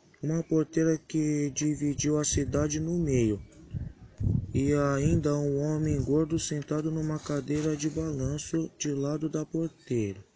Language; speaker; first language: Portuguese; native; Portuguese